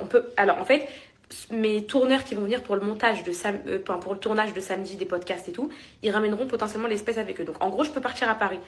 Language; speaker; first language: French; native; French